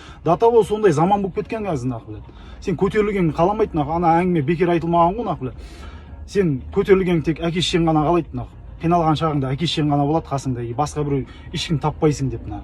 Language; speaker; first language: Kazakh; native; Kazakh